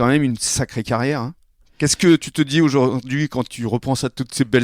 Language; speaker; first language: French; native; French